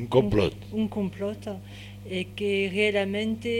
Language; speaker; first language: Spanish; non-native, learner; French